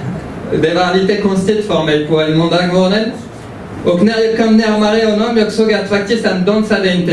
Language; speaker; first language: Swedish; early bilingual, heritage; French